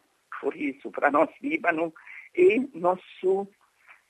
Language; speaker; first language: Portuguese; non-native, fluent; Arabic